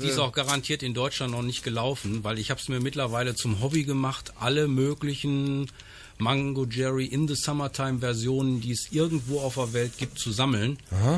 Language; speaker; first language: German; native; German